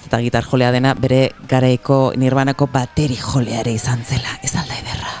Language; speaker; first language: Basque; native; Basque